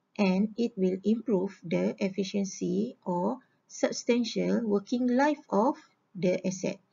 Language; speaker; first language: English; non-native, local second language; Malay